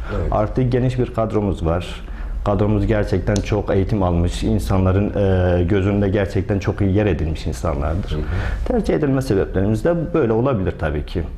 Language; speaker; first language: Turkish; native; Turkish